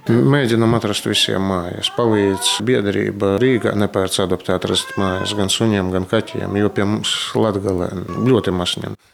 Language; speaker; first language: Latvian; native; Latvian